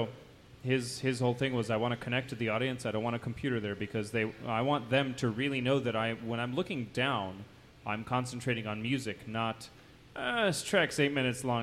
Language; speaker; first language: English; native; English